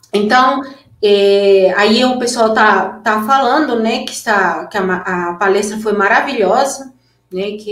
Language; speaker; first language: Portuguese; non-native, fluent; Spanish